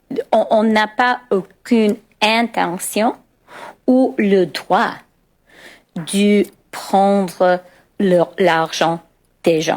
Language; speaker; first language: French; non-native, local second language; English